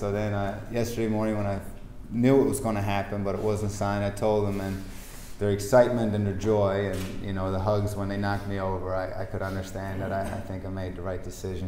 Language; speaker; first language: English; native; English